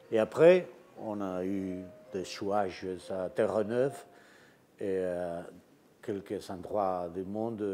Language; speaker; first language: French; non-native, fluent; Spanish